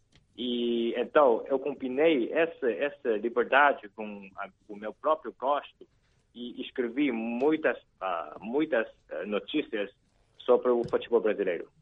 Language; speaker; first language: Portuguese; non-native, fluent; Chinese